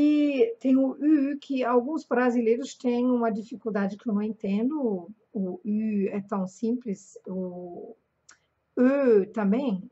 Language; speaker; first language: Portuguese; non-native, fluent; German